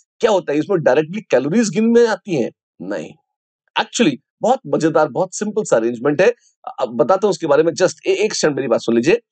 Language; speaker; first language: Hindi; native; Hindi